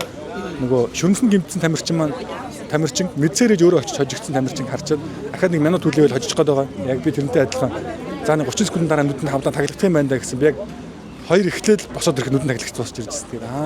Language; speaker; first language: Mongolian; native; Mongolian